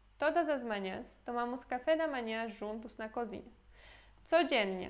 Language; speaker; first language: Portuguese; non-native, fluent; Polish